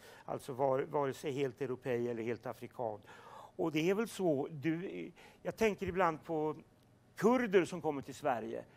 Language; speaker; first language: Swedish; native; Swedish